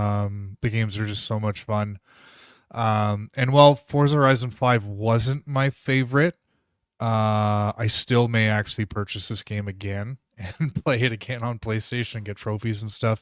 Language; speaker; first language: English; native; English